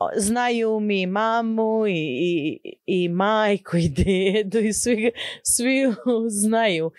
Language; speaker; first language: Croatian; early bilingual, heritage; Bosnian